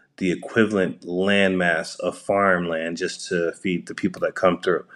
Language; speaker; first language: English; early bilingual, other home language; Japanese